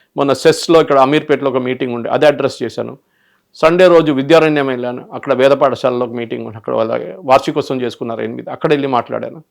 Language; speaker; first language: Telugu; non-native, local second language; Malayalam